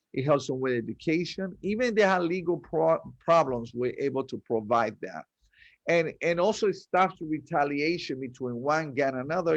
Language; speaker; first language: English; early bilingual, other home language; Spanish